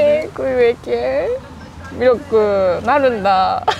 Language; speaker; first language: Kyrgyz; non-native, learner; Japanese